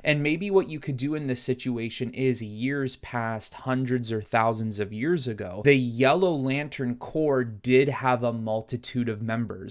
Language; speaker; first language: English; native; English